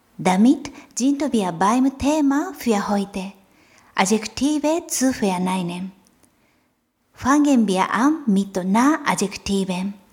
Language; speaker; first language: German; non-native, fluent; Japanese